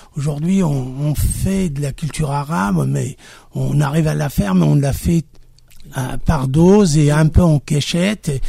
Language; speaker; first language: French; non-native, local second language; Kabyle